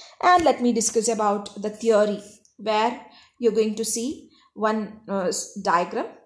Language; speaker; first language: English; non-native, local second language; Malayalam